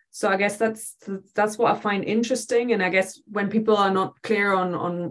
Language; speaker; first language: English; non-native, fluent; German